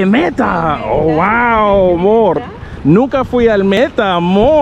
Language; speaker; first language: Spanish; non-native, learner; English